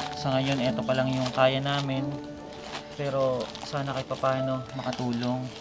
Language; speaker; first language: Filipino; native; Filipino